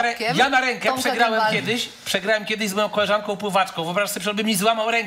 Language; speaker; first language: Polish; native; Polish